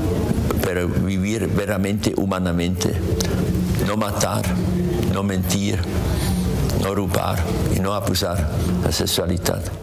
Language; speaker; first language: Spanish; non-native, learner; German